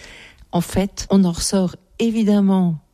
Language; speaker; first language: French; native; French